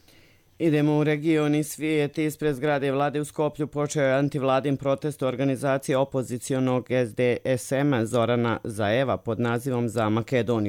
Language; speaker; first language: Croatian; native; Croatian